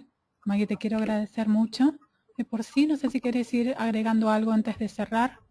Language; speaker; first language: Spanish; native; Spanish